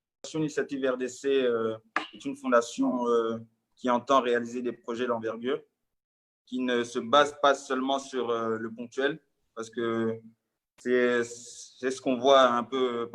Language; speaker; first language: French; non-native, local second language; Lingala